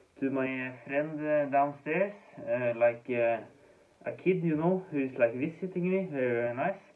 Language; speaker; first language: English; non-native, fluent; Danish